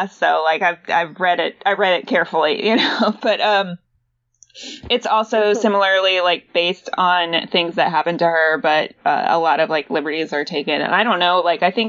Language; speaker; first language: English; native; English